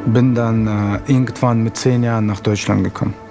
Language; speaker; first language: German; early bilingual, other home language; Russian